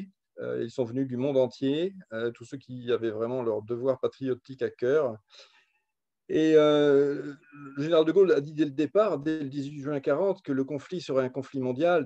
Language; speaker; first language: French; native; French